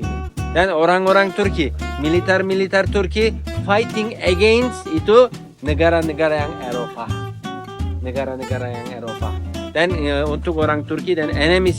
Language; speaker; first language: Indonesian; non-native, learner; Turkish